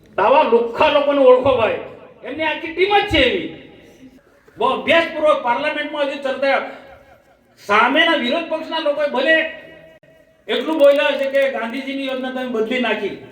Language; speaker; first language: Gujarati; non-native, local second language; Vasavi